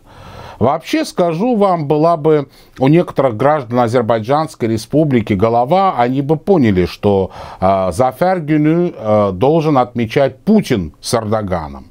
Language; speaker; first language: Russian; native; Russian